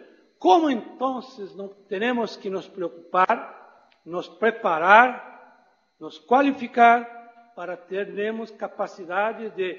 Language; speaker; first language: Portuguese; non-native, fluent; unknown